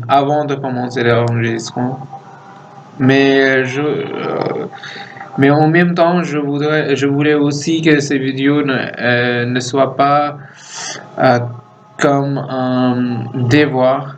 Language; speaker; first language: French; non-native, fluent; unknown